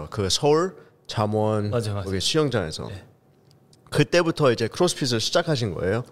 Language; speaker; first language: Korean; early bilingual, heritage; Korean